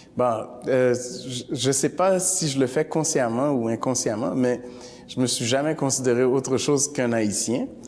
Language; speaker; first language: French; early bilingual, other home language; Haitian Creole